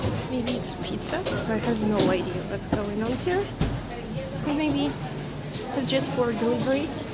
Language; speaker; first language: English; non-native, fluent; Russian